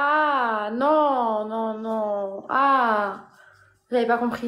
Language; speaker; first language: French; early bilingual, other home language; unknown